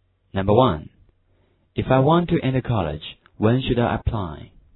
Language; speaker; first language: English; non-native, fluent; Chinese